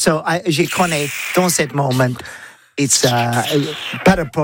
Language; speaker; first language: French; non-native, learner; English